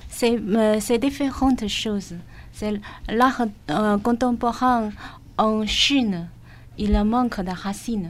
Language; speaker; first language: French; non-native, learner; Chinese